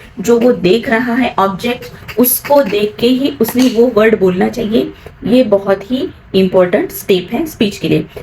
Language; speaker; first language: Hindi; non-native, local second language; Marathi